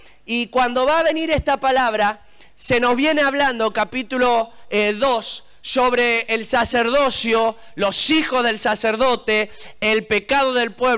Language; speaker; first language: Spanish; native; Spanish